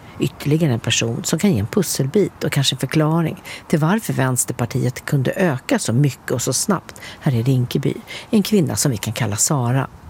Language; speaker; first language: Swedish; native; Swedish